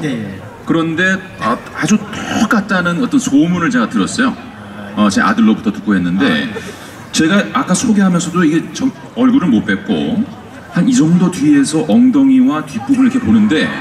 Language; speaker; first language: Korean; native; Korean